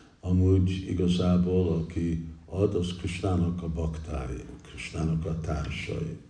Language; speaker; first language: Hungarian; early bilingual, heritage; English